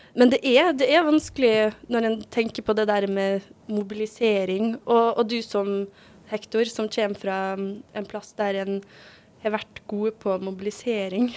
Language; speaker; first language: Norwegian; native; Norwegian